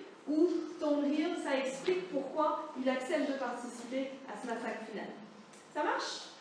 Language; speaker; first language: French; native; French